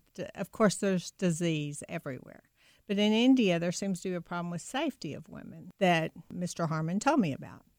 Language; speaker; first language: English; native; English